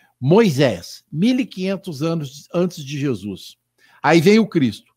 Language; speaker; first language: Portuguese; native; Portuguese